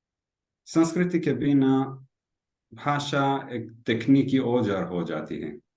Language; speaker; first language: Hindi; non-native, learner; Hebrew